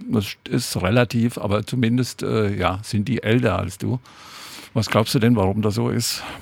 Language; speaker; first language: German; native; German